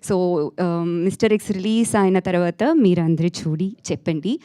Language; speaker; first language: Telugu; non-native, learner; Tamil